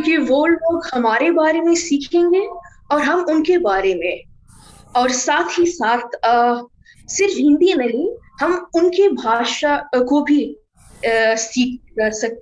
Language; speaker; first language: Hindi; non-native, fluent; English